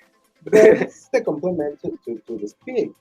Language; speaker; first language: English; non-native, learner; Spanish